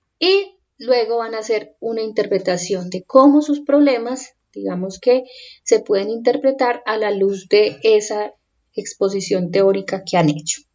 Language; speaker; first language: Spanish; native; Spanish